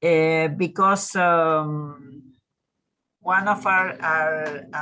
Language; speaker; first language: English; non-native, learner; Spanish